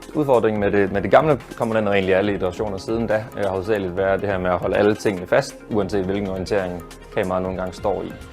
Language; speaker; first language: Danish; native; Danish